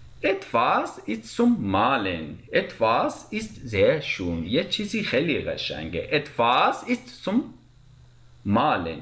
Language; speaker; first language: German; non-native, fluent; Persian